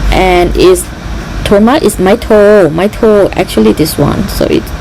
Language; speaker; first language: English; non-native, learner; Thai